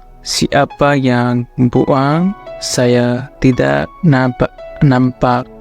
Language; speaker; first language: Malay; non-native, fluent; Nepali